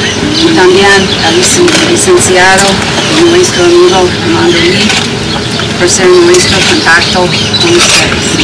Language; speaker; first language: Spanish; non-native, fluent; English